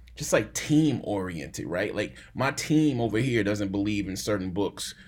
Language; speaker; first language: English; native; English